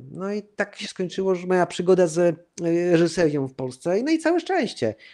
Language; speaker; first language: Polish; early bilingual, heritage; Polish